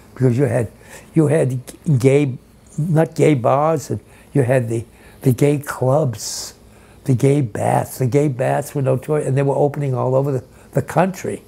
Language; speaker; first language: English; native; English